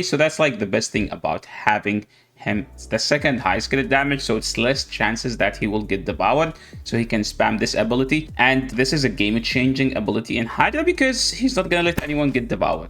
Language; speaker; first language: English; non-native, fluent; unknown